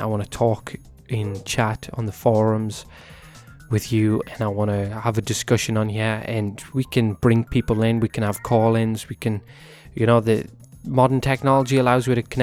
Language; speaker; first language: English; native; English